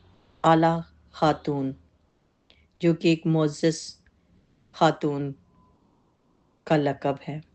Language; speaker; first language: Urdu; native; Urdu